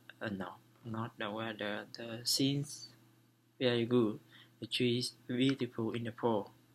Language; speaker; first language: English; non-native, learner; Vietnamese